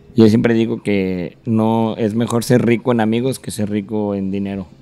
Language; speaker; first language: Spanish; native; Spanish